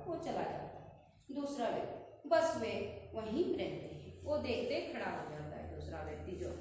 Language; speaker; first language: Hindi; non-native, local second language; Kannada